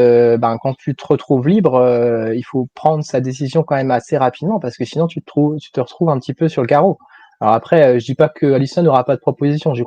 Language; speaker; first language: French; native; French